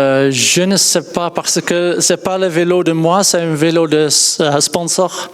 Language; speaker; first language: French; non-native, learner; Dutch